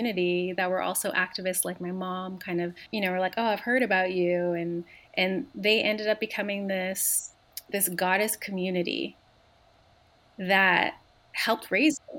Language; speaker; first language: English; native; English